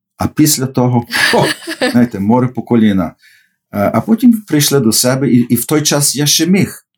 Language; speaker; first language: Ukrainian; early bilingual, heritage; Ukrainian